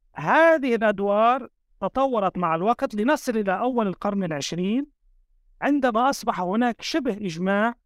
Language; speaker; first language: Arabic; native; Arabic